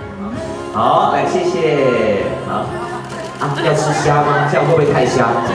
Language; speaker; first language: Chinese; native; Chinese